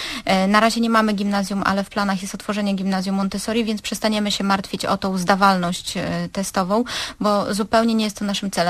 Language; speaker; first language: Polish; native; Polish